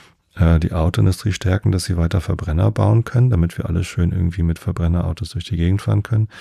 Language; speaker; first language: German; native; German